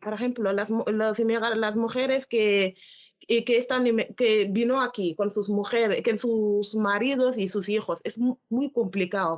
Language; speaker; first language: Spanish; non-native, learner; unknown